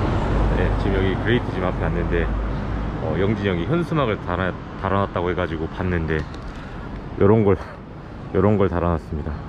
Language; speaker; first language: Korean; native; Korean